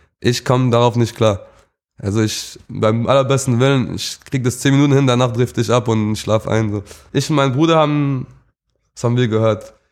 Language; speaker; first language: German; early bilingual, other home language; English